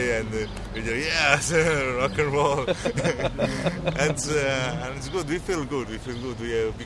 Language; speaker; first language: English; non-native, learner; Arabic